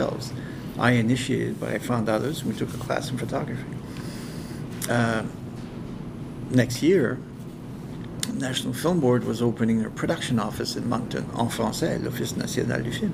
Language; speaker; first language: English; native; English